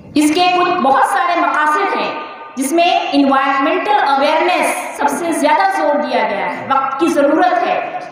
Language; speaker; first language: Urdu; native; Urdu